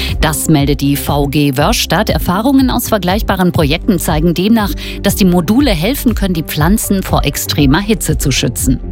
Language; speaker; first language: German; native; German